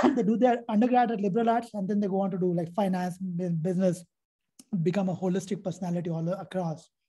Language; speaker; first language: English; non-native, local second language; Hindi